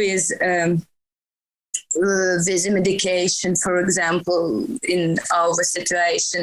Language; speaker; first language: English; non-native, learner; Ukrainian